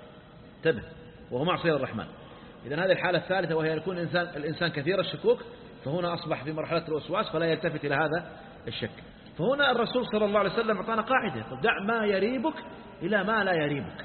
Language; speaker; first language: Arabic; native; Arabic